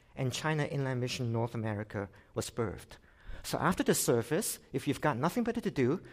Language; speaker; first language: English; non-native, local second language; Cantonese